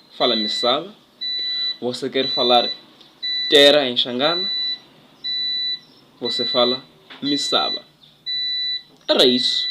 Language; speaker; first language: Portuguese; non-native, local second language; Tsonga